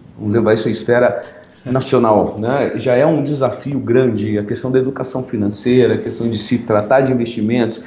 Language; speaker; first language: Portuguese; native; Portuguese